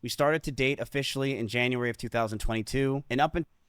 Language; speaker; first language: English; native; English